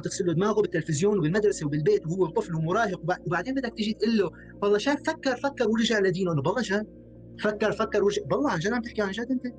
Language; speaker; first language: Arabic; native; Arabic